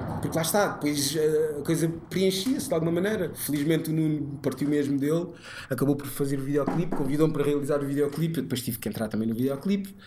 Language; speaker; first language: Portuguese; early bilingual, other home language; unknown